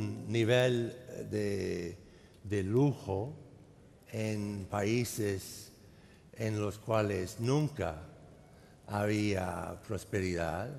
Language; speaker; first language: Spanish; non-native, fluent; English